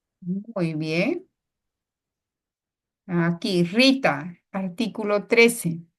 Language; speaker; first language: Spanish; native; Spanish